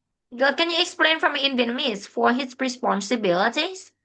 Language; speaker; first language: English; non-native, fluent; Vietnamese